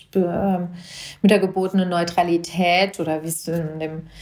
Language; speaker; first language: German; native; German